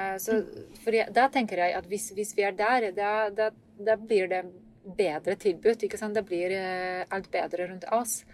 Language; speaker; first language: Norwegian; non-native, fluent; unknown